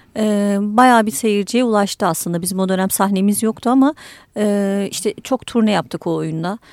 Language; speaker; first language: Turkish; native; Turkish